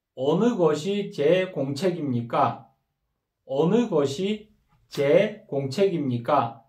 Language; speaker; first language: Korean; non-native, fluent; Kyrgyz